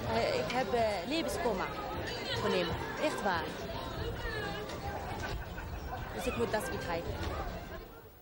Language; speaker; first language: Dutch; non-native, learner; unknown